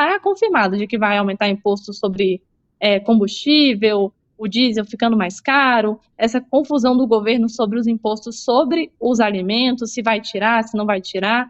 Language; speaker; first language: Portuguese; native; Portuguese